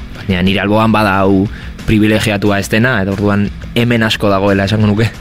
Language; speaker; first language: Basque; non-native, local second language; Spanish